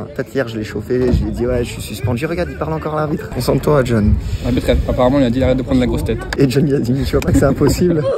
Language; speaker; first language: French; native; French